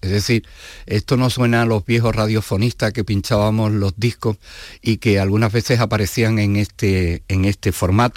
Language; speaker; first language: Spanish; native; Spanish